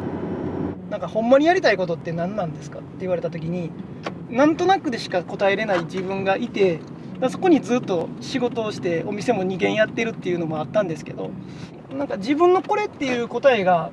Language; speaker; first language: Japanese; native; Japanese